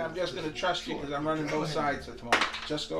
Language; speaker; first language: English; native; English